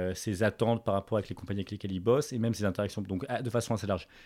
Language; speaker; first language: French; native; French